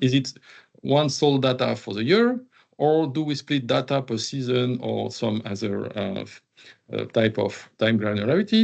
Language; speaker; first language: English; non-native, fluent; French